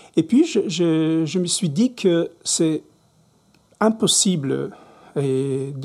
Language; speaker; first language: French; non-native, learner; Hebrew